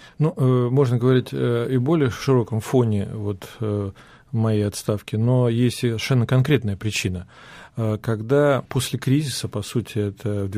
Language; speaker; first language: Russian; native; Russian